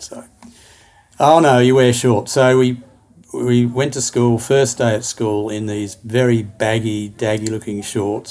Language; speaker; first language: English; native; English